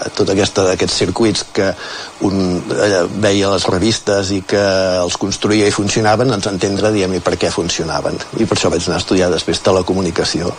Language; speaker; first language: Catalan; native; Catalan